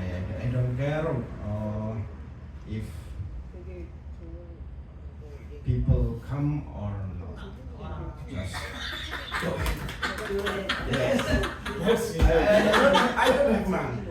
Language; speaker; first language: English; non-native, learner; Indonesian